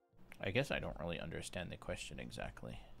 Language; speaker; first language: English; native; English